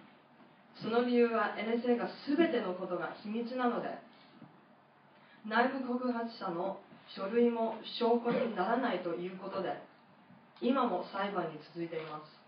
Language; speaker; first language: Japanese; non-native, fluent; English